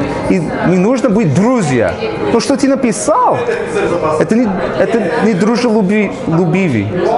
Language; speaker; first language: Russian; non-native, learner; English